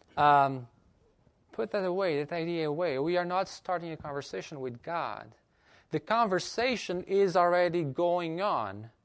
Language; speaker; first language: English; non-native, fluent; Portuguese